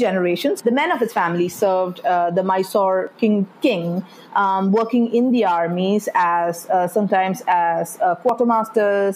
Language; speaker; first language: English; non-native, local second language; Malayalam